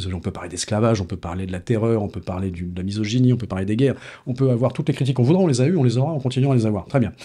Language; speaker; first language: French; native; French